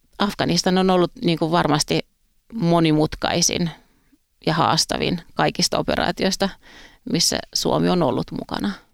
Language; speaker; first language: Finnish; native; Finnish